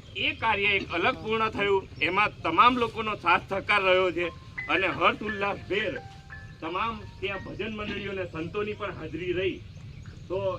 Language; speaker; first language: Gujarati; native; Gujarati